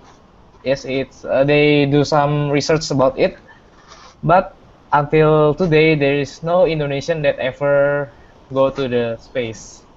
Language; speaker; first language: English; non-native, fluent; Indonesian